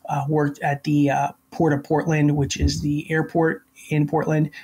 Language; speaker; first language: English; native; English